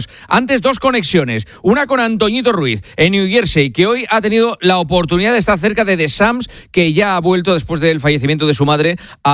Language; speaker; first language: Spanish; native; Spanish